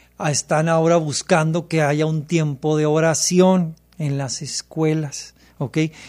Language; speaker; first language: Spanish; early bilingual, heritage; Spanish